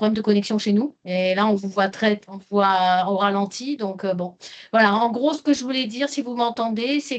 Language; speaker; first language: French; native; French